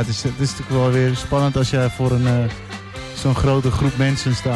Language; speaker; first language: Dutch; native; Dutch